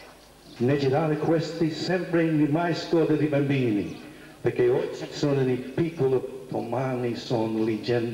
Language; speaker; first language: Italian; early bilingual, heritage; English